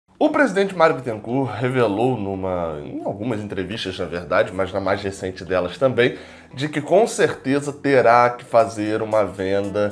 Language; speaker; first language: Portuguese; native; Portuguese